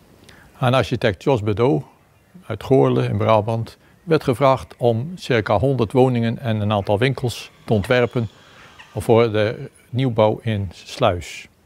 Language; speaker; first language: Dutch; native; Dutch